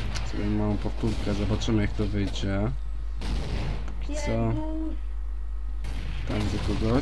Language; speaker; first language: Polish; native; Polish